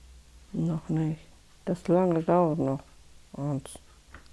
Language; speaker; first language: German; non-native, learner; Russian